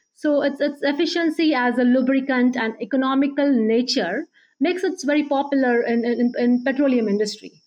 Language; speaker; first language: English; non-native, local second language; Marathi